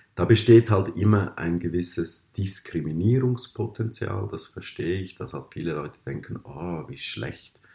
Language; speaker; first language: German; native; German